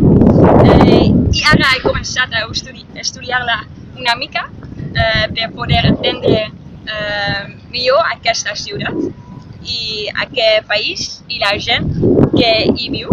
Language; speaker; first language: Catalan; non-native, learner; Dutch